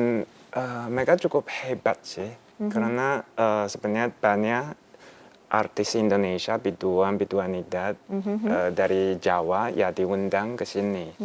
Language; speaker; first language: Indonesian; non-native, fluent; Chinese